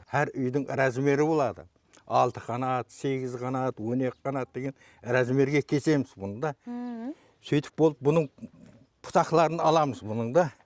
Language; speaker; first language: Uzbek; non-native, local second language; Kara-Kalpak